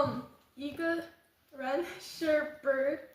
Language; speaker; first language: Chinese; non-native, learner; English